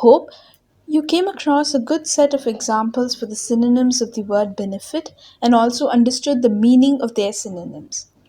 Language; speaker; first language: English; non-native, local second language; Tamil